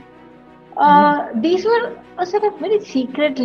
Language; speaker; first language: English; non-native, local second language; Marathi